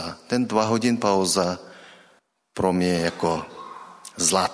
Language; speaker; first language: Czech; non-native, learner; Mongolian